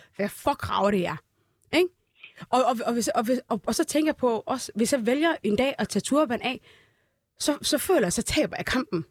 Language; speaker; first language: Danish; early bilingual, other home language; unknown